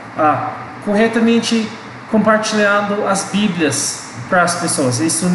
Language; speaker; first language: Portuguese; non-native, learner; English